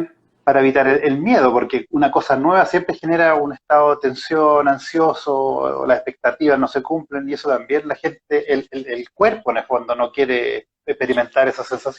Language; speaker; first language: Spanish; native; Spanish